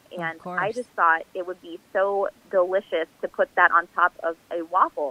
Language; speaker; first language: English; native; English